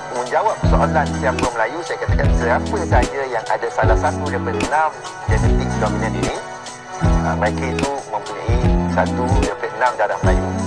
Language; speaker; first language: Malay; native; Malay